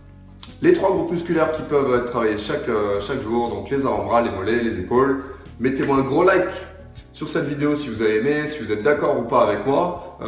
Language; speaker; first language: French; native; French